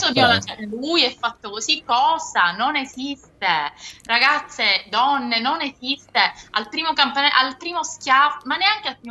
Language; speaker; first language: Italian; native; Italian